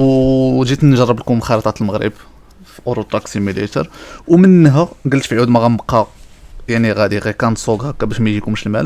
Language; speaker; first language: Arabic; native; Arabic